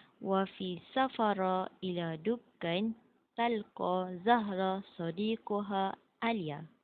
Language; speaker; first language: Arabic; non-native, learner; Malay